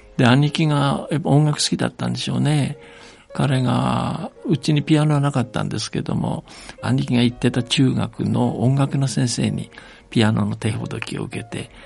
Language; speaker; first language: Japanese; native; Japanese